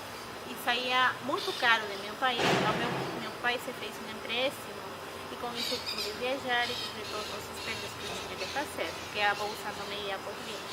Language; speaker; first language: Portuguese; non-native, fluent; Spanish